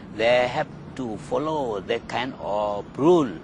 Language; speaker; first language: English; non-native, fluent; Indonesian